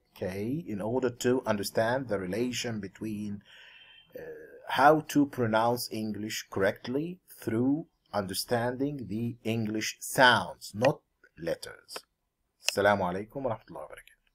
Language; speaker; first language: English; non-native, fluent; Arabic